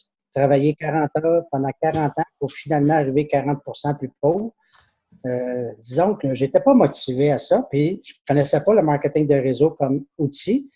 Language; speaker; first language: French; native; French